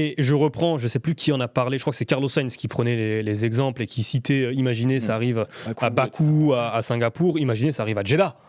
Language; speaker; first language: French; native; French